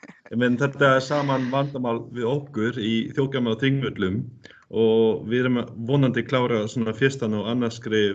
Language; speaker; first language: Icelandic; non-native, learner; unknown